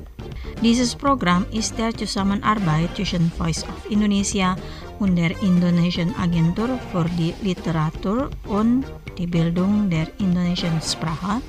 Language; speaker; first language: German; non-native, fluent; Indonesian